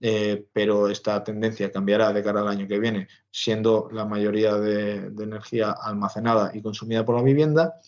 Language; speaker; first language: Spanish; native; Spanish